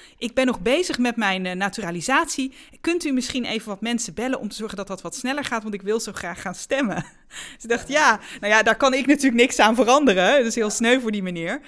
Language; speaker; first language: Dutch; native; Dutch